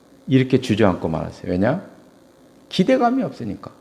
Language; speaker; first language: Korean; native; Korean